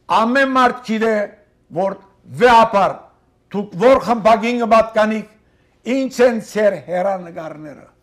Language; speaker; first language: Armenian; early bilingual, heritage; Armenian